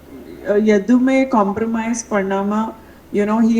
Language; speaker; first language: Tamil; non-native, local second language; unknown